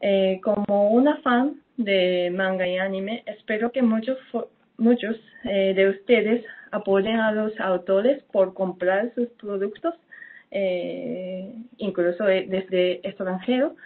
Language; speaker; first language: Spanish; non-native, fluent; Japanese